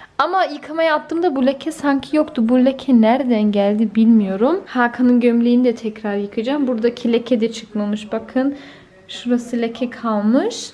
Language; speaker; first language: Turkish; early bilingual, heritage; Turkish